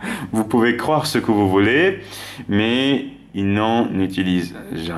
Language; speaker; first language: French; non-native, fluent; German